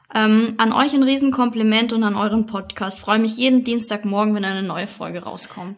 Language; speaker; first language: German; native; German